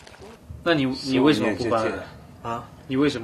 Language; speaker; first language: Chinese; non-native, fluent; Japanese